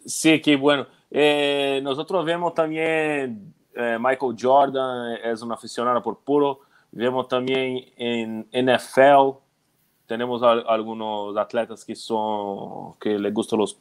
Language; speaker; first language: Spanish; non-native, learner; Portuguese